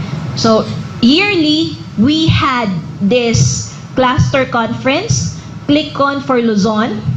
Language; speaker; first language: English; non-native, local second language; Filipino